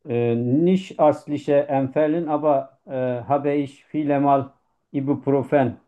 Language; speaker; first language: German; non-native, learner; Turkish